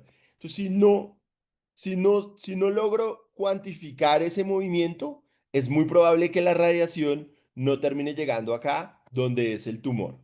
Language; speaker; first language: Spanish; native; Spanish